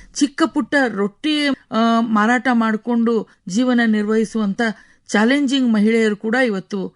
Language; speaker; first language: Kannada; native; Kannada